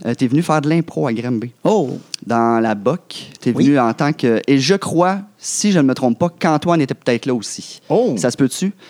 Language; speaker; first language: French; native; French